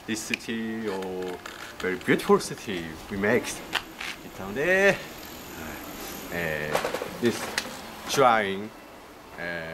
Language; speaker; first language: English; non-native, learner; Japanese